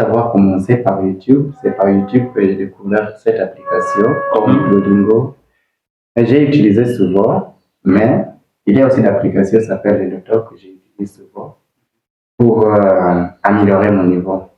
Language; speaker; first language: French; non-native, learner; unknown